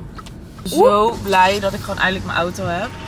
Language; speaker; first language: Dutch; native; Dutch